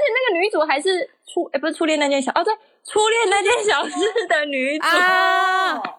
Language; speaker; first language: Chinese; native; Chinese